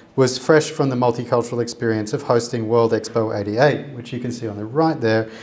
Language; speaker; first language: English; native; English